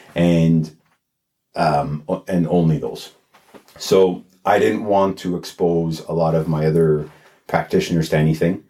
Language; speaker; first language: English; native; English